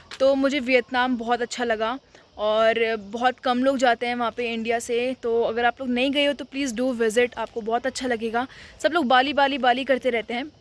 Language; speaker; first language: Hindi; native; Hindi